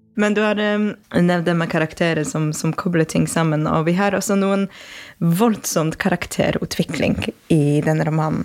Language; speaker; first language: Norwegian; non-native, fluent; Polish